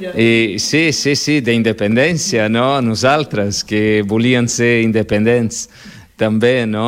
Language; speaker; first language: Catalan; non-native, fluent; Portuguese